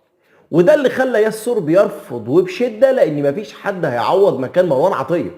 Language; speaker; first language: Arabic; native; Arabic